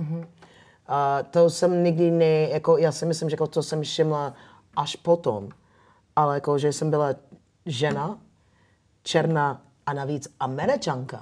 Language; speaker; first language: Czech; non-native, fluent; English